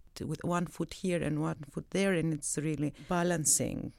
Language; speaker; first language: English; non-native, fluent; Greek